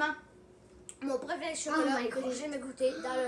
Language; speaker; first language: French; non-native, local second language; English